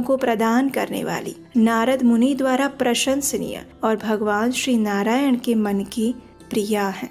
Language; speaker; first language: Hindi; native; Hindi